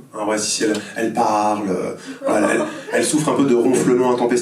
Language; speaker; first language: French; native; French